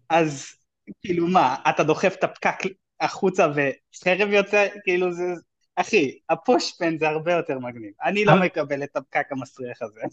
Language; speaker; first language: Hebrew; early bilingual, heritage; Hebrew